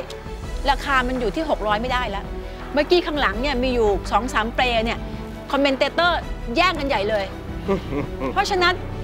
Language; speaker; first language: Thai; native; Thai